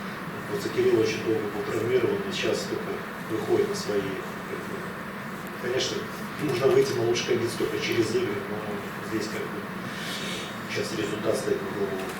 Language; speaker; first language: Russian; native; Russian